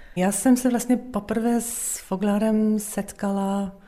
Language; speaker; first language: Czech; non-native, fluent; German